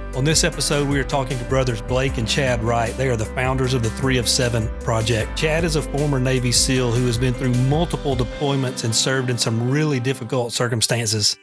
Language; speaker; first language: English; native; English